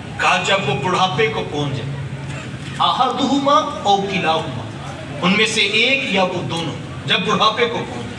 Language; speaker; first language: Urdu; non-native, local second language; Punjabi